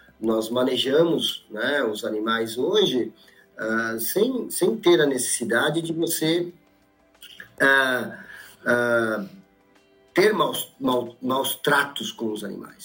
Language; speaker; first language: Portuguese; native; Portuguese